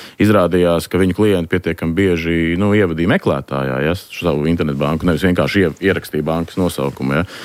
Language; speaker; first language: Latvian; native; Latvian